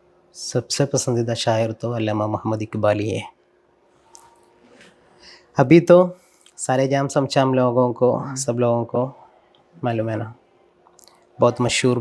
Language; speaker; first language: Hindi; non-native, local second language; Malayalam